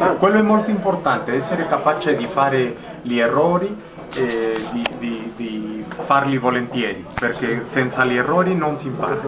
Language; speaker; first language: Italian; non-native, fluent; Spanish